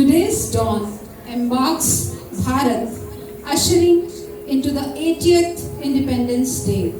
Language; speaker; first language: English; non-native, local second language; Marathi